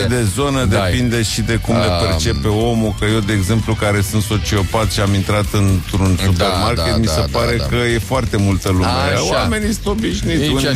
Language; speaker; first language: Romanian; native; Romanian